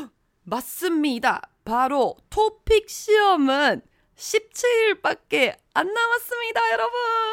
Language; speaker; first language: Korean; non-native, fluent; Chinese